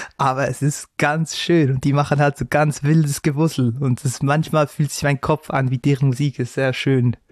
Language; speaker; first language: German; native; German